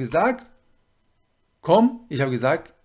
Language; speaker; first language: German; non-native, fluent; Persian